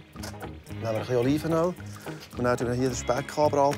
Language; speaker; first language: German; native; German